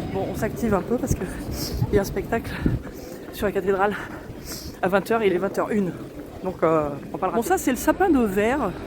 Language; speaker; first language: French; native; French